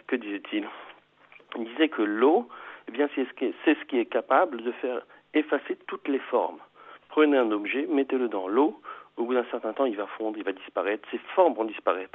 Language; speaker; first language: French; native; French